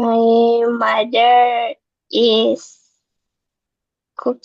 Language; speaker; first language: English; non-native, learner; Indonesian